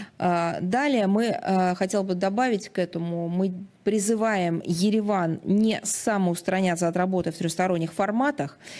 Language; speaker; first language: Russian; native; Russian